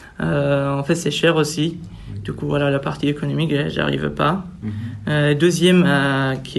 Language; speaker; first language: French; non-native, fluent; Persian